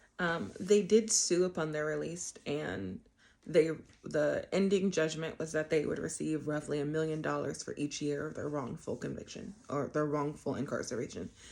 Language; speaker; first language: English; native; English